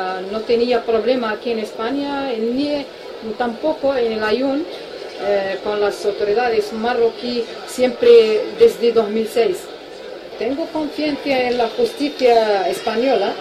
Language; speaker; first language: Spanish; non-native, fluent; Arabic